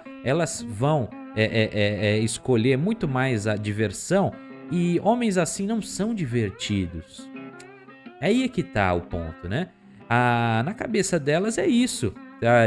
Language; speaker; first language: Portuguese; native; Portuguese